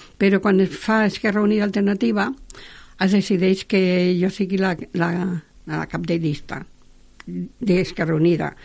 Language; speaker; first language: Catalan; non-native, local second language; Spanish